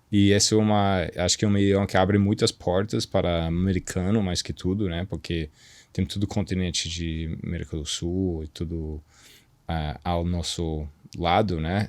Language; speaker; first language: Portuguese; non-native, fluent; English